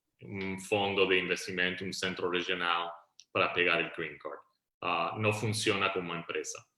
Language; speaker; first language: Portuguese; non-native, fluent; Spanish